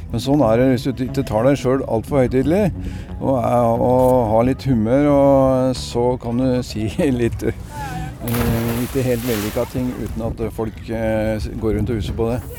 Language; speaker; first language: Norwegian; native; Norwegian